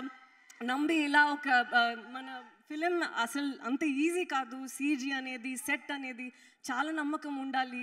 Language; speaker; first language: Telugu; non-native, fluent; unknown